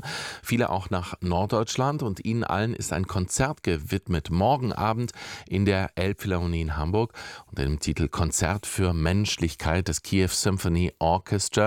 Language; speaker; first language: German; native; German